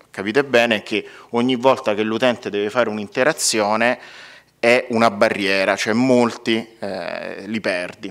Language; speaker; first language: Italian; native; Italian